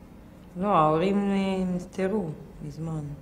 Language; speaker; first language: Hebrew; non-native, fluent; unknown